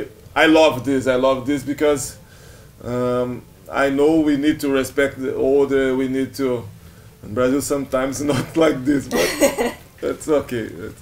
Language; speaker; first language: English; non-native, learner; Portuguese